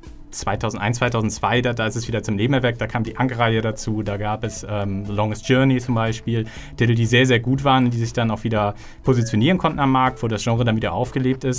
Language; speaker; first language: German; native; German